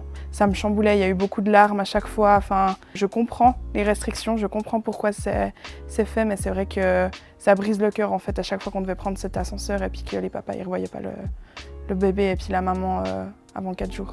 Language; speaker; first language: French; native; French